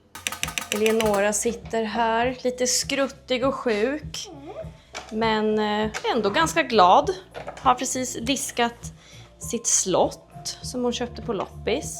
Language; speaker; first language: Swedish; native; Swedish